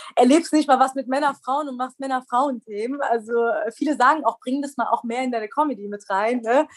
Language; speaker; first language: German; early bilingual, other home language; Persian